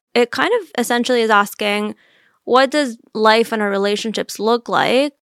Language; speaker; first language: English; native; English